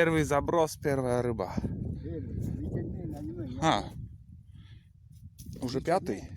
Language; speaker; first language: Russian; native; Russian